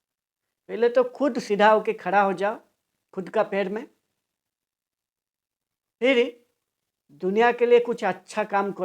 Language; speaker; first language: Hindi; non-native, local second language; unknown